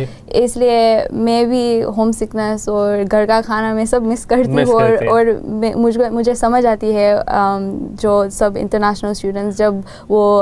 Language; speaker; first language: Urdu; non-native, learner; Gujarati